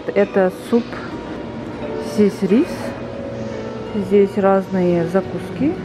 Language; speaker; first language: Russian; non-native, local second language; Kazakh